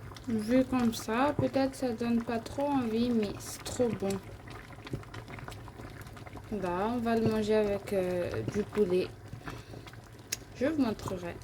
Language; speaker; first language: French; non-native, local second language; Malagasy